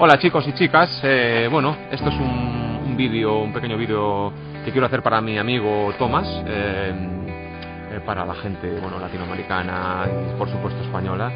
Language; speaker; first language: Spanish; native; Spanish